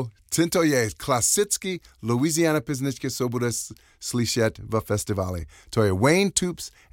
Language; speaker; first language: Czech; non-native, learner; English